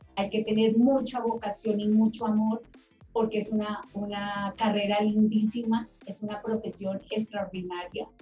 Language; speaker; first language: Spanish; native; Spanish